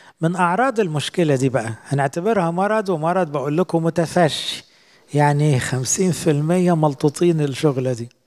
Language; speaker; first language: Arabic; native; Arabic